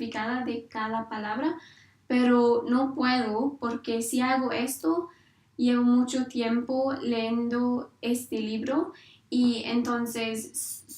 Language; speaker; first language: Spanish; non-native, learner; English